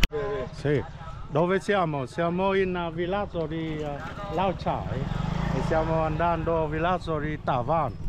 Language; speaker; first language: Italian; non-native, learner; Vietnamese